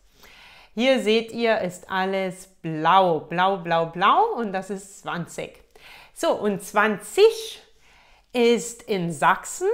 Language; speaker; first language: German; native; German